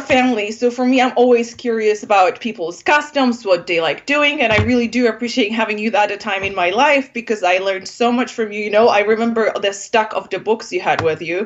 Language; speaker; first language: English; non-native, fluent; Polish